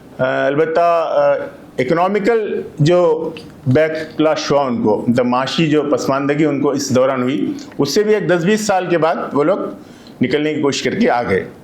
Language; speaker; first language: Urdu; native; Urdu